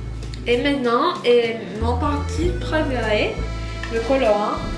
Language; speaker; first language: French; non-native, learner; Spanish